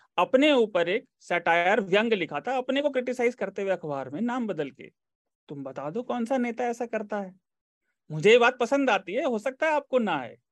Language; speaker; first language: Hindi; native; Hindi